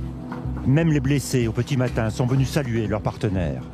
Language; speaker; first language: French; native; French